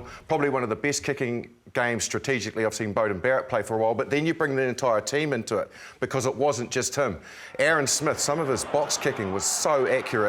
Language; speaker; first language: English; native; English